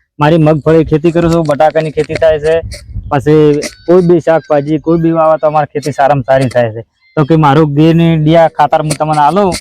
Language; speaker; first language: Gujarati; native; Gujarati